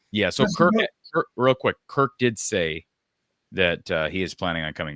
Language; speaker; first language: English; native; English